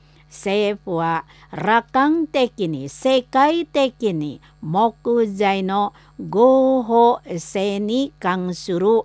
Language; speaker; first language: Japanese; non-native, fluent; Indonesian